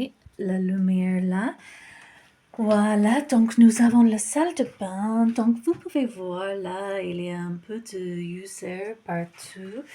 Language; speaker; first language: French; non-native, fluent; English